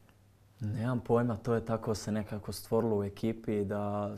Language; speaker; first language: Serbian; early bilingual, heritage; Croatian